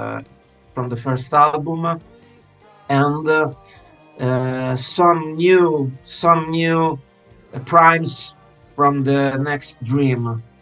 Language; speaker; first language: English; non-native, fluent; Italian